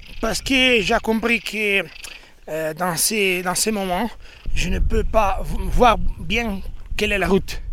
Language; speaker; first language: French; non-native, learner; Italian